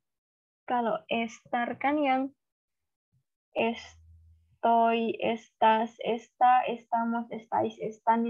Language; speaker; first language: Spanish; non-native, learner; Indonesian